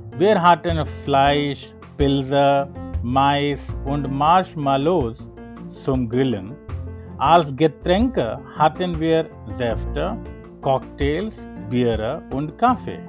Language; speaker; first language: German; non-native, learner; Hindi